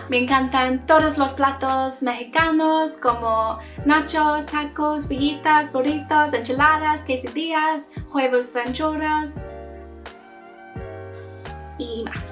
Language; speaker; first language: Spanish; non-native, learner; English